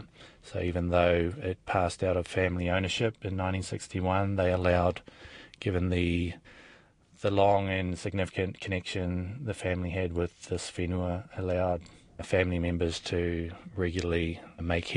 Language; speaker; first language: English; native; English